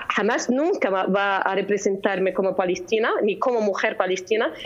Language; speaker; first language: Spanish; non-native, fluent; Arabic